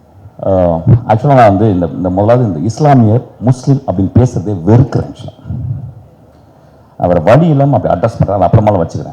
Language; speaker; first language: Tamil; native; Tamil